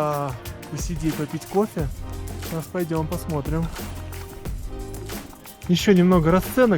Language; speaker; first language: Russian; native; Russian